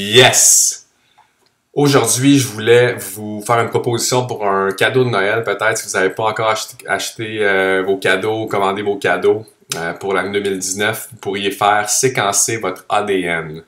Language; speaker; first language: French; native; French